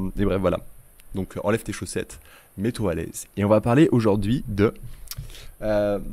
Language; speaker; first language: French; native; French